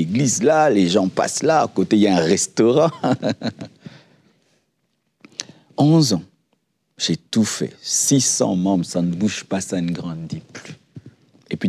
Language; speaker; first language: French; non-native, local second language; Lingala